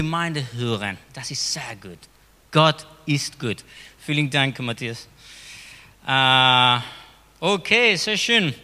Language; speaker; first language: German; non-native, fluent; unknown